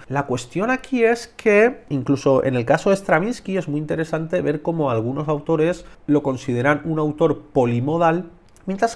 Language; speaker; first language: Spanish; native; Spanish